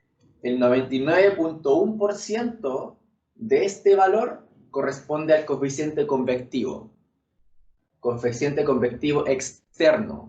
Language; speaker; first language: Spanish; native; Spanish